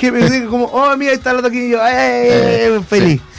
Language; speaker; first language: Spanish; native; Spanish